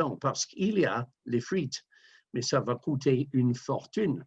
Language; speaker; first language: French; non-native, fluent; English